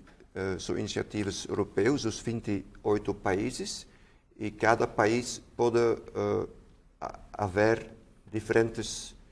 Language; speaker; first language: Portuguese; non-native, fluent; Dutch